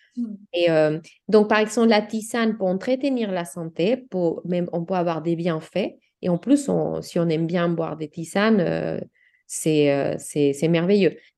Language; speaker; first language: French; non-native, fluent; Spanish